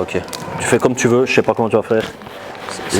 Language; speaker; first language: French; native; French